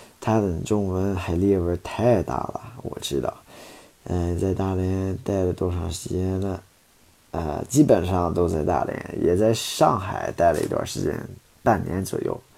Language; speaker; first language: Chinese; non-native, fluent; English